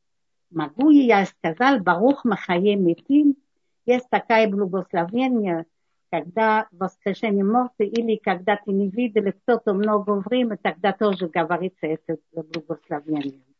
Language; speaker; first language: Russian; non-native, learner; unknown